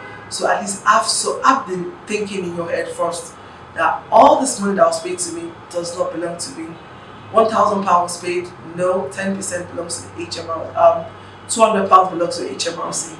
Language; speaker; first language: English; non-native, local second language; Yoruba